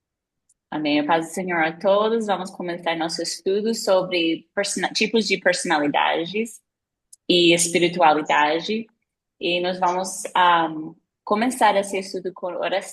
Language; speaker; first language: Portuguese; non-native, fluent; English